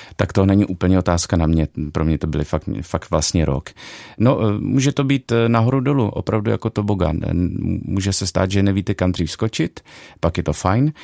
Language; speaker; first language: Czech; native; Czech